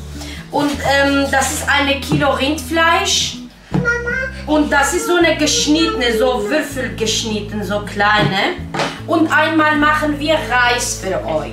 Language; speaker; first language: German; non-native, local second language; Kurdish